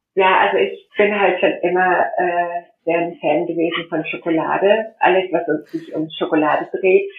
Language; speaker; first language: German; early bilingual, heritage; German